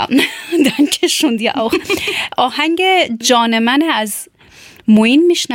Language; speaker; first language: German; non-native, learner; Persian